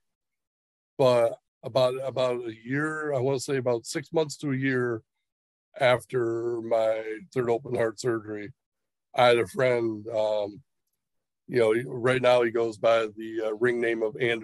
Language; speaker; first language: English; native; English